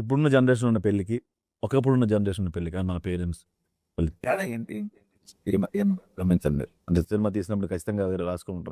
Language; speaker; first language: Telugu; native; Telugu